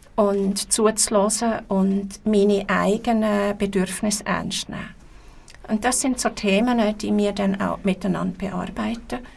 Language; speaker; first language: German; native; German